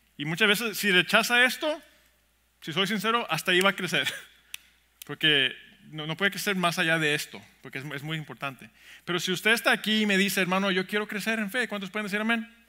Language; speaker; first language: Spanish; early bilingual, heritage; Spanish